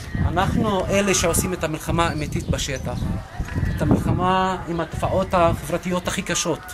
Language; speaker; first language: Hebrew; non-native, local second language; Arabic